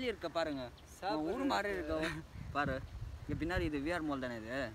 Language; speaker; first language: Tamil; non-native, learner; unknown